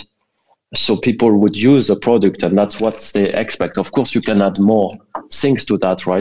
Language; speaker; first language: English; non-native, fluent; French